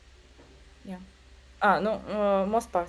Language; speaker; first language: English; non-native, learner; Russian